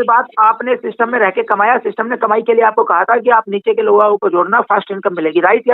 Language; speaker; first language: Hindi; native; Hindi